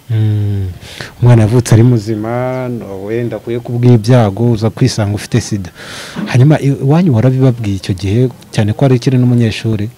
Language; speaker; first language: Kinyarwanda; native; Kinyarwanda